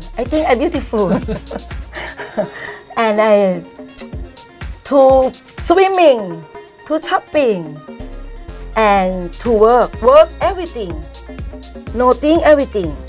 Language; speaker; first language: English; non-native, learner; Thai